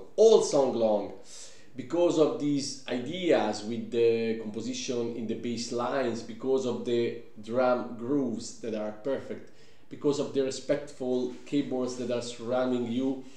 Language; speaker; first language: English; non-native, fluent; Italian